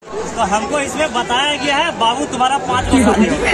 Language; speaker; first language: Hindi; native; Hindi